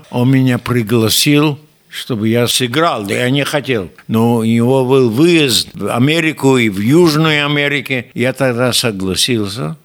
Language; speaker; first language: Russian; non-native, fluent; Yiddish